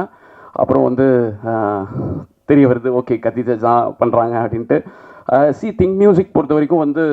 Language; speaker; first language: Tamil; native; Tamil